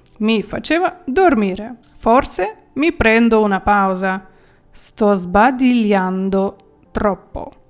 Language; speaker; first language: Italian; non-native, fluent; Ukrainian